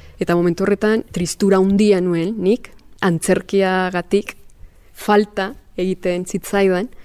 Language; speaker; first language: Basque; non-native, fluent; Spanish